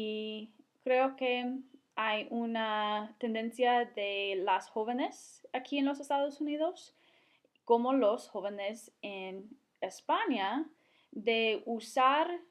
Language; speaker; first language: Spanish; non-native, fluent; English